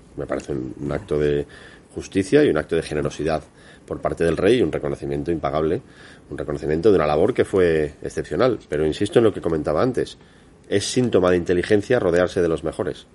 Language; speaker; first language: Spanish; native; Spanish